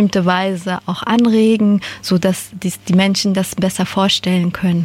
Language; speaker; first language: German; non-native, fluent; Persian